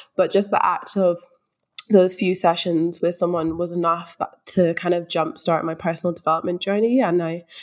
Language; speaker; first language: English; native; English